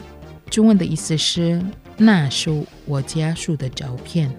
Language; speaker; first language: Chinese; non-native, fluent; Indonesian